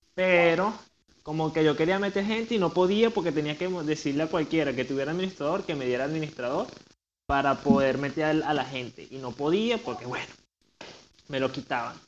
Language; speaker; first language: Spanish; native; Spanish